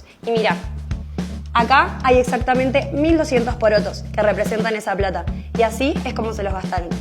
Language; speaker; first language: Spanish; native; Spanish